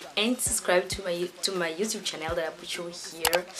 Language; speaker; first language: English; non-native, learner; French